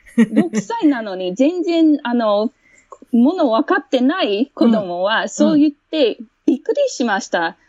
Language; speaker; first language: Japanese; non-native, fluent; English